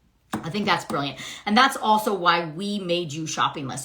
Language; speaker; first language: English; native; English